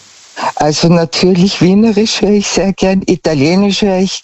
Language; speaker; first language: German; native; German